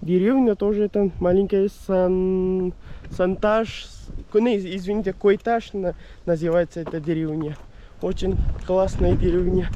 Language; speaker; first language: Russian; non-native, learner; Urdu